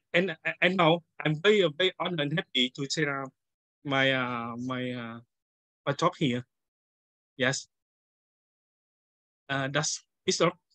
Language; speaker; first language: English; non-native, learner; Vietnamese